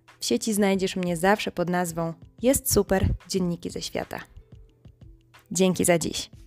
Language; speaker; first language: Polish; native; Polish